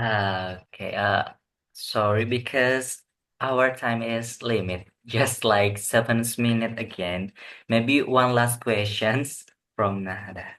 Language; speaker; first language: English; non-native, learner; Indonesian